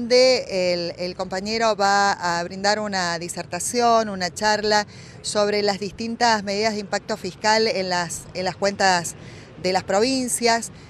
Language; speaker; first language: Spanish; native; Spanish